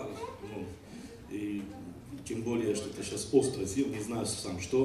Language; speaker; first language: Russian; non-native, fluent; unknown